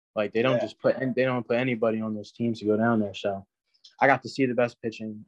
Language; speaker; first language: English; native; English